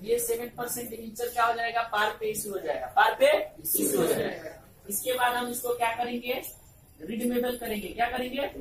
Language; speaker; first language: Hindi; native; Hindi